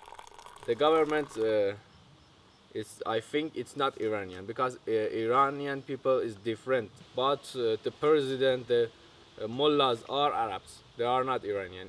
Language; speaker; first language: English; non-native, learner; Persian